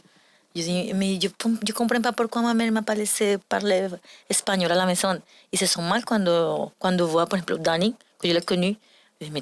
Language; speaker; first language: French; non-native, learner; Spanish